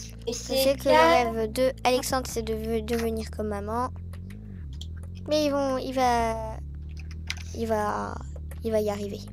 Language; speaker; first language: French; native; French